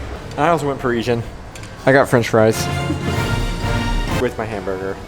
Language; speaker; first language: English; native; English